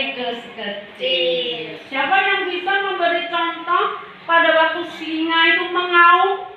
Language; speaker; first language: Indonesian; native; Indonesian